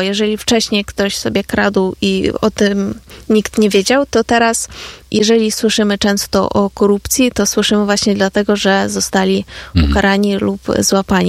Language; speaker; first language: Polish; non-native, fluent; Ukrainian